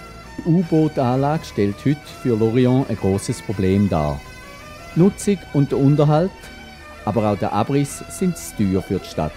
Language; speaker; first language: German; native; German